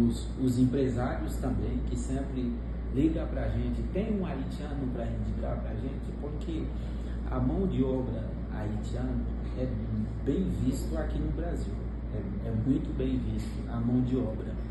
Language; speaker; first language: Portuguese; non-native, fluent; Haitian Creole